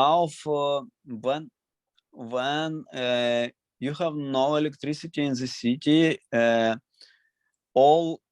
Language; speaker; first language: English; non-native, learner; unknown